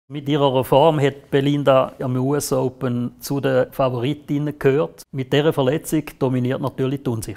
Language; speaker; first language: German; native; German